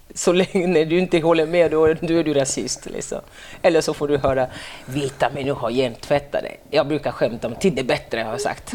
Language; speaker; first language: Swedish; non-native, fluent; French